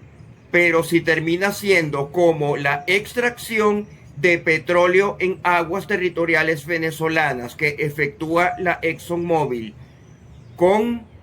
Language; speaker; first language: Spanish; native; Spanish